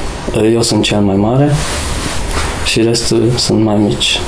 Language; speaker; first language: Romanian; non-native, local second language; Hungarian